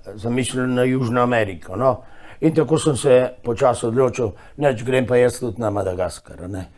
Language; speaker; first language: Slovenian; early bilingual, heritage; Slovenian